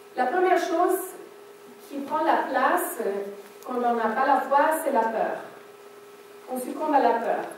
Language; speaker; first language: French; non-native, fluent; German